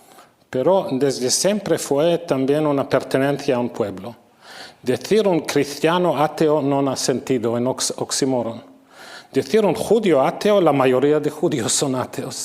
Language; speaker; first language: Spanish; non-native, fluent; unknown